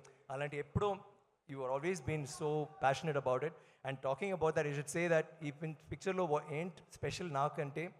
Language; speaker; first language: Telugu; non-native, learner; Tamil